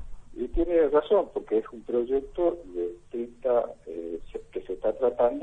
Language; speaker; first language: Spanish; native; Spanish